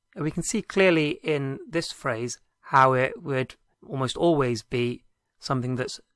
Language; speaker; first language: English; native; English